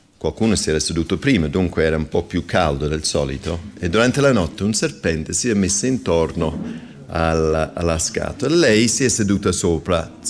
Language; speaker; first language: Italian; non-native, fluent; English